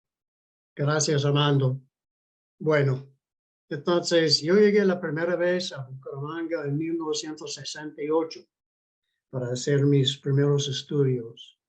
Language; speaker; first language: Spanish; non-native, fluent; English